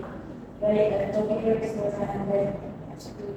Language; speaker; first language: English; non-native, learner; Indonesian